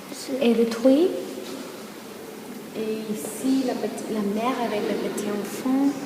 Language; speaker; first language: French; non-native, learner; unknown